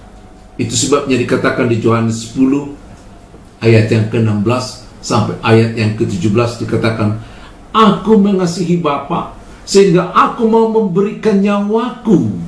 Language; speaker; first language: Indonesian; native; Indonesian